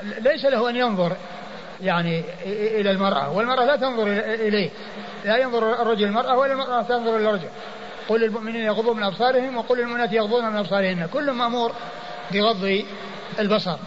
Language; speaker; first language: Arabic; native; Arabic